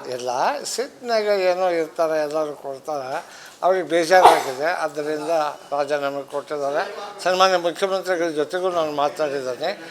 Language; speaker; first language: Kannada; non-native, local second language; Lambadi